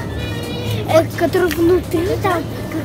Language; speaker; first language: Russian; early bilingual, heritage; Russian